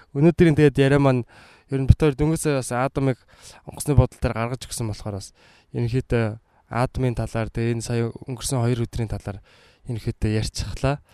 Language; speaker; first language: Mongolian; native; Mongolian